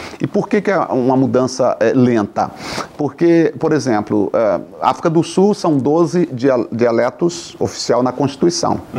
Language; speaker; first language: Portuguese; native; Portuguese